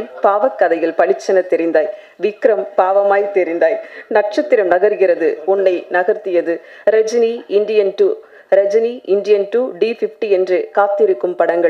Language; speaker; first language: Tamil; native; Tamil